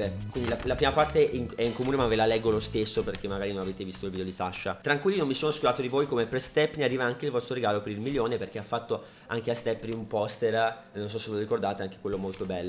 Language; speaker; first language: Italian; native; Italian